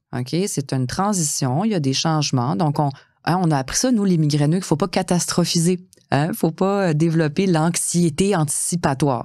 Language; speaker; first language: French; native; French